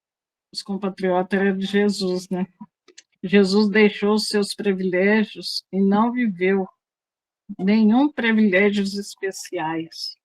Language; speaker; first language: Portuguese; native; Portuguese